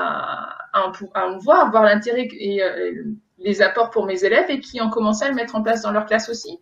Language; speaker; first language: French; native; French